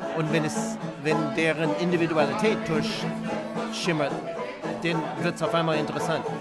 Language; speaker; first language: German; non-native, fluent; English